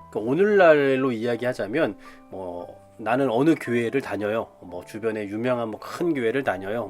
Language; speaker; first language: Korean; native; Korean